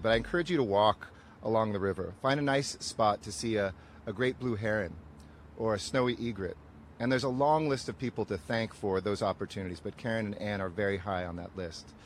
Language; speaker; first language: English; native; English